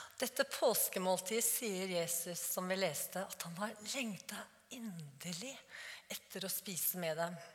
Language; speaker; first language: Norwegian; native; Norwegian